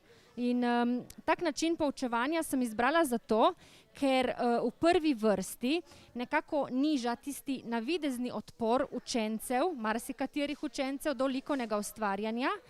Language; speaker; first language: Slovenian; native; Slovenian